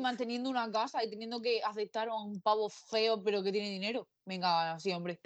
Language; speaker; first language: Spanish; native; Spanish